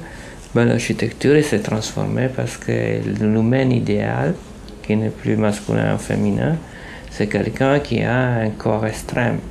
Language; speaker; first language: French; non-native, fluent; Italian